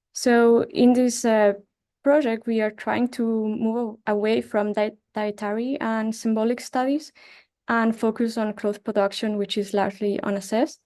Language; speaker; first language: English; non-native, fluent; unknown